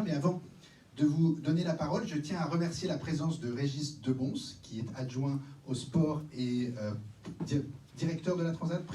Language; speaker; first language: French; native; French